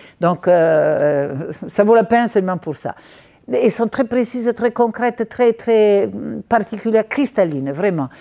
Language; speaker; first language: French; non-native, fluent; Italian